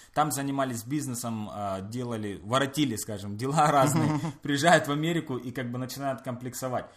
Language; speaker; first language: Russian; native; Russian